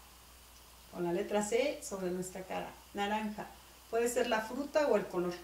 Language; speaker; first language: Spanish; native; Spanish